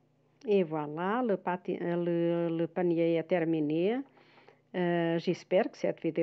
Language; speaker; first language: French; non-native, fluent; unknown